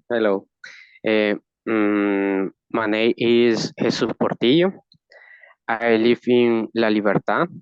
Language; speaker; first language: English; non-native, learner; Spanish